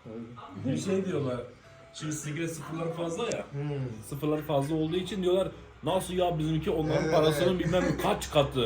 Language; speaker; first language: Turkish; native; Turkish